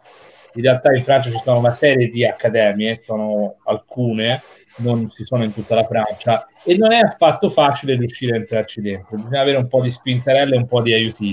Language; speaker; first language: Italian; native; Italian